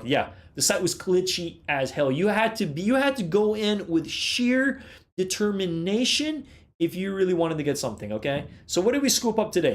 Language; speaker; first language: English; native; English